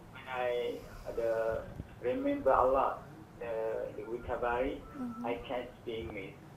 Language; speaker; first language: English; non-native, learner; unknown